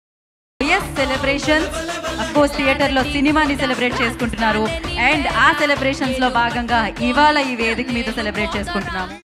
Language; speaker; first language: Telugu; native; Telugu